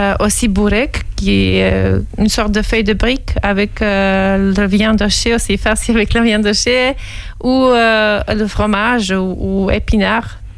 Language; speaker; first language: French; non-native, fluent; Serbian